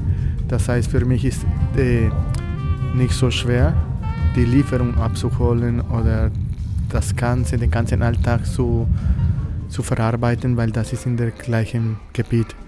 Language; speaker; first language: German; non-native, fluent; Spanish